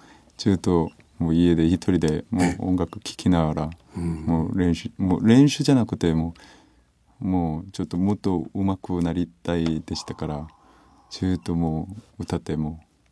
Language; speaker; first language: Japanese; non-native, learner; Korean